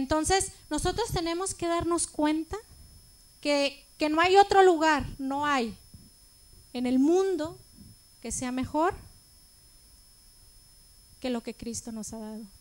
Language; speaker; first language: Spanish; native; Spanish